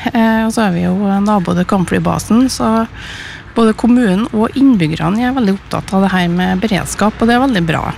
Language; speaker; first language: Norwegian; native; Norwegian